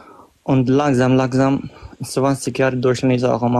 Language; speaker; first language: German; non-native, learner; Kurdish